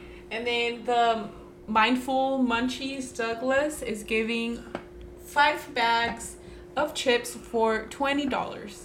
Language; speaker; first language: English; early bilingual, other home language; Spanish